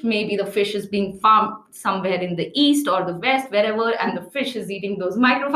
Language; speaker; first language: English; non-native, local second language; Hindi